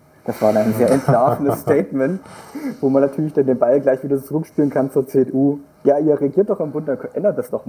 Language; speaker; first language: German; native; German